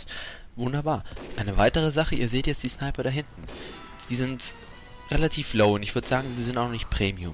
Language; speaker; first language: German; native; German